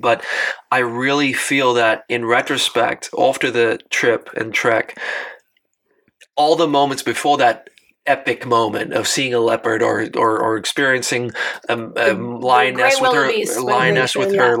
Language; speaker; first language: English; non-native, local second language; Afrikaans